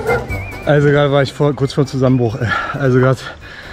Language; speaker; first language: German; native; German